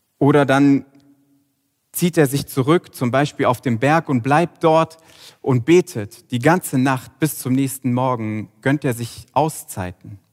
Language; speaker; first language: German; native; German